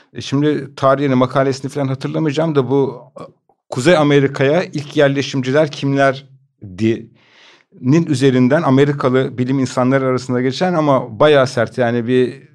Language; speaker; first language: Turkish; native; Turkish